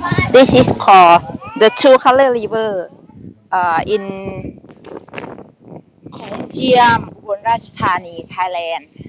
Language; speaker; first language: English; non-native, learner; Thai